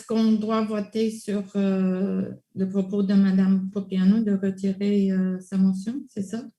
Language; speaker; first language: French; non-native, local second language; English